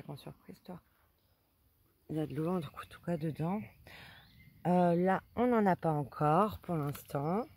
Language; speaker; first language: French; native; French